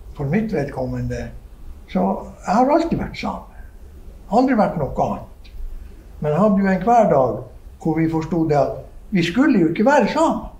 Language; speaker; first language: Norwegian; native; Norwegian